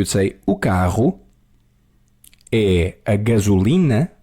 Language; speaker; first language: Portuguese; non-native, learner; English